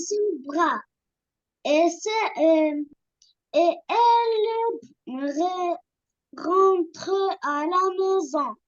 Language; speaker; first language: French; non-native, learner; Arabic